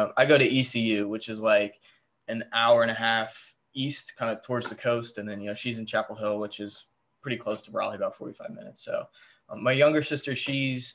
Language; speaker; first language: English; native; English